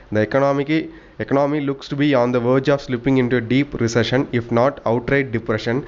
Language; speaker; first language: English; non-native, local second language; Tamil